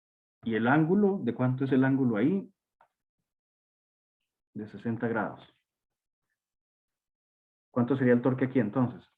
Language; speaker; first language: Spanish; native; Spanish